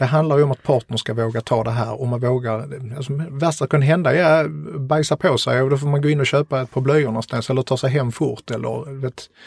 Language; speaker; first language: Swedish; native; Swedish